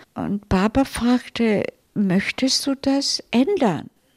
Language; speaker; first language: German; non-native, fluent; Italian